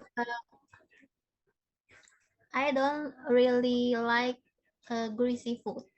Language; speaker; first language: English; non-native, learner; Indonesian